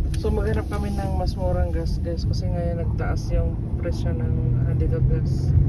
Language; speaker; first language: Filipino; native; Filipino